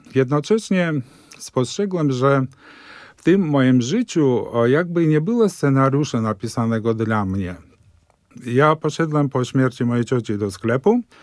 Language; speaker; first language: Polish; early bilingual, heritage; Polish